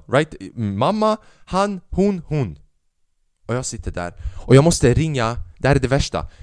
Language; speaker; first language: Swedish; early bilingual, other home language; Albanian